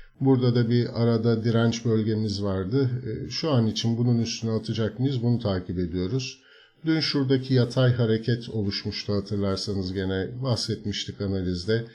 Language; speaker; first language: Turkish; native; Turkish